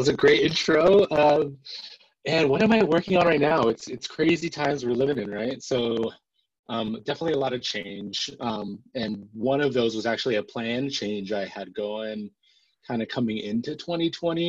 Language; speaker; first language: English; native; English